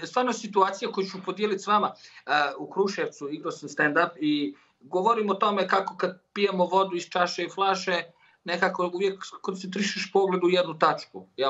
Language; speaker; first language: Serbian; native; Serbian